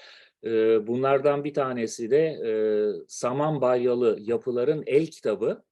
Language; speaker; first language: Turkish; native; Turkish